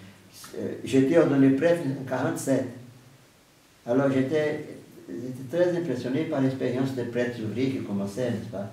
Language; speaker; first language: French; non-native, fluent; Portuguese